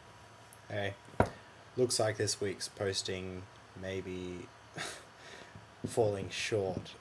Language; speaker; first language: English; native; English